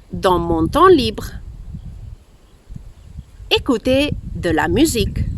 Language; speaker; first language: French; non-native, fluent; Spanish